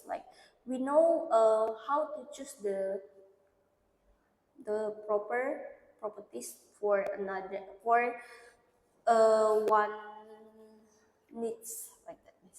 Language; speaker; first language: English; non-native, learner; Indonesian